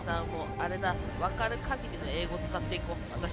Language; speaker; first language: Japanese; native; Japanese